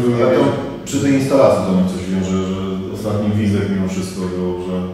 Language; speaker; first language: Polish; native; Polish